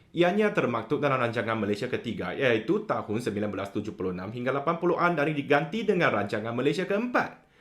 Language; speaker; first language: Malay; non-native, local second language; Chinese